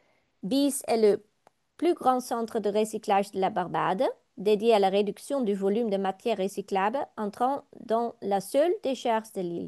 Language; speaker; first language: French; non-native, learner; Dutch